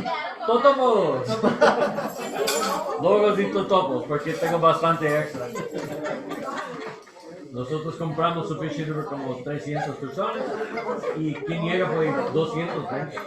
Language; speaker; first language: Spanish; non-native, learner; English